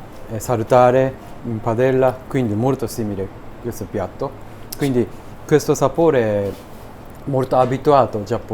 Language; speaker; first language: Italian; non-native, learner; Japanese